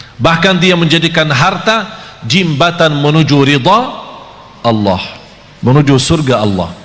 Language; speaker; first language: Malay; non-native, fluent; Arabic